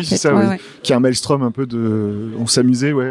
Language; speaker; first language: French; native; French